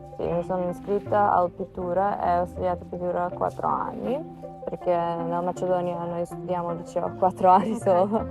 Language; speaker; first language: Italian; non-native, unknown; Macedonian